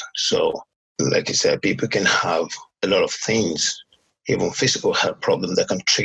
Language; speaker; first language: English; non-native, local second language; Yoruba